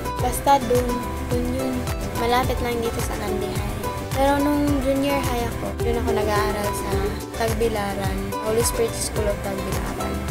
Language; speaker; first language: Filipino; non-native, local second language; Cebuano